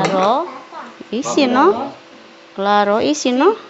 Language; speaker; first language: Spanish; non-native, learner; Indonesian